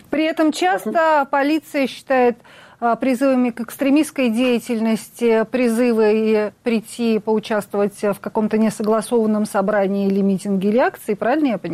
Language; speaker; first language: Russian; native; Russian